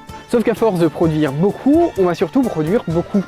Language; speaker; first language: French; native; French